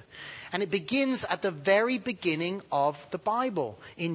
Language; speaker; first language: English; native; English